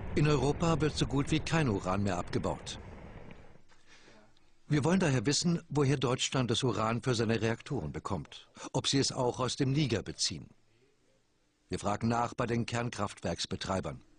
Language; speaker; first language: German; native; German